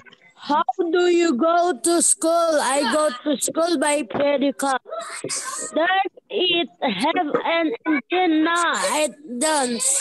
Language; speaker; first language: English; non-native, learner; Indonesian